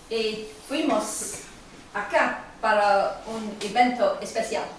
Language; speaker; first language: Spanish; non-native, learner; English